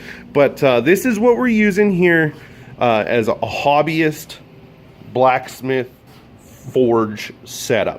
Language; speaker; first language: English; native; English